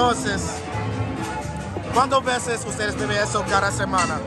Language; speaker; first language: Spanish; non-native, learner; English